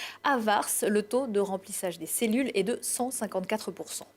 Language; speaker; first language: French; native; French